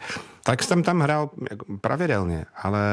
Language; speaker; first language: Czech; non-native, fluent; English